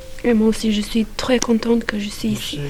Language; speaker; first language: French; non-native, learner; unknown